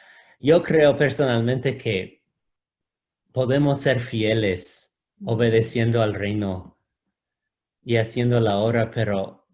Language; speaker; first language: Spanish; non-native, fluent; English